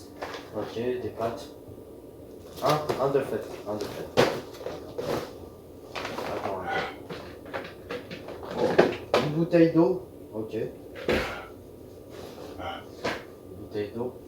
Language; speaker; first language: French; native; French